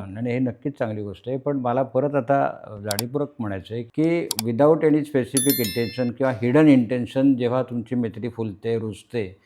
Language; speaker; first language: Marathi; native; Marathi